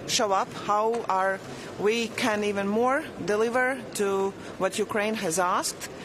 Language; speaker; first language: English; non-native, fluent; Latvian